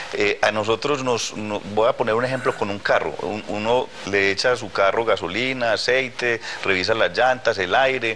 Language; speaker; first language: Spanish; native; Spanish